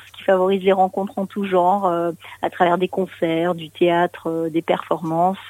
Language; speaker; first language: French; native; French